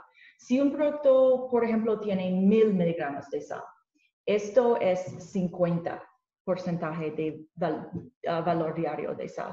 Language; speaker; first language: Spanish; non-native, learner; English